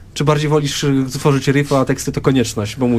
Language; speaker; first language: Polish; native; Polish